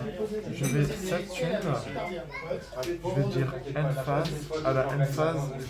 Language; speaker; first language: French; native; French